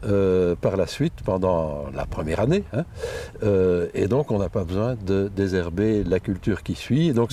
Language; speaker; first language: French; native; French